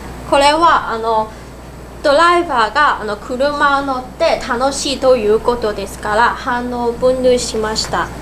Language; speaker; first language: Japanese; non-native, learner; Cantonese